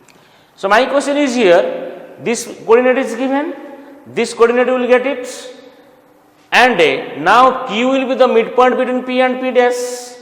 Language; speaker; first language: English; non-native, local second language; Odia